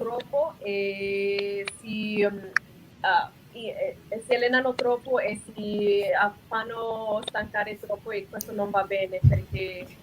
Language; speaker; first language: Italian; non-native, fluent; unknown